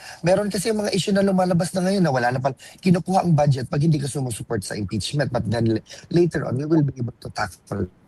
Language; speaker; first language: Filipino; non-native, local second language; Cebuano